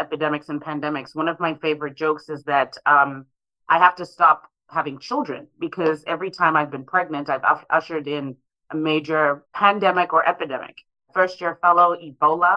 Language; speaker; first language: English; non-native, local second language; Shona